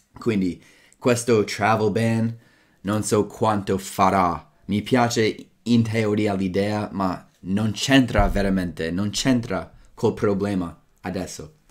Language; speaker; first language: Italian; non-native, fluent; English